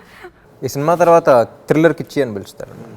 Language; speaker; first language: Telugu; native; Telugu